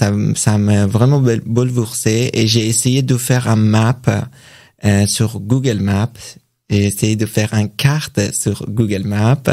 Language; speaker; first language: French; non-native, learner; Persian